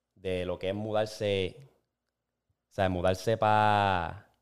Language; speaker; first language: Spanish; native; Spanish